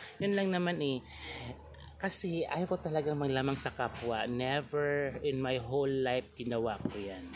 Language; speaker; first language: Filipino; non-native, local second language; Cebuano